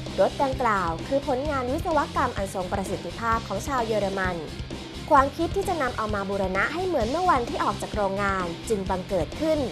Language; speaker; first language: Thai; native; Thai